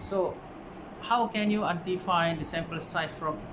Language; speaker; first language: English; non-native, local second language; Malay